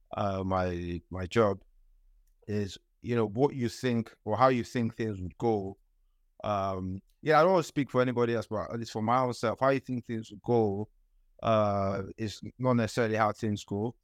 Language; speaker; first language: English; non-native, local second language; Yoruba